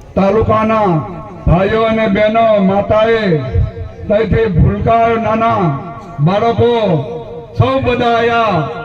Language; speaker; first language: Gujarati; non-native, local second language; Rathawi